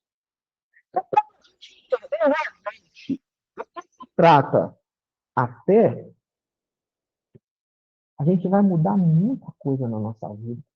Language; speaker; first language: Portuguese; native; Portuguese